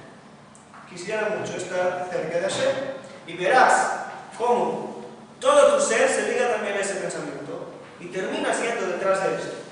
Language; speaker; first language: Spanish; non-native, fluent; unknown